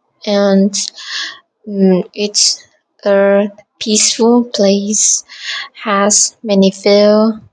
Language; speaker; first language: English; non-native, learner; Vietnamese